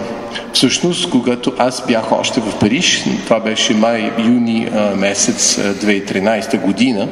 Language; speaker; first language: Bulgarian; non-native, fluent; French